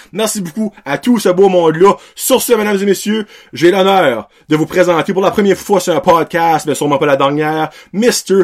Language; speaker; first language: French; native; French